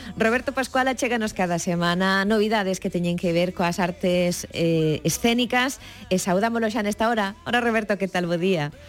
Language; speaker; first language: Galician; native; Galician